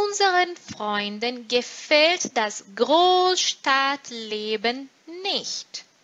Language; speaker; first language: German; non-native, fluent; Portuguese